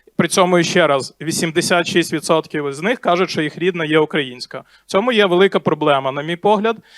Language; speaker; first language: Ukrainian; non-native, local second language; Russian